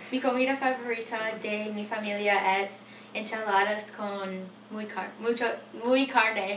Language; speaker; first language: Spanish; non-native, learner; English